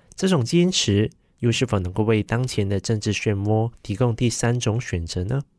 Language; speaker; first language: Chinese; native; Chinese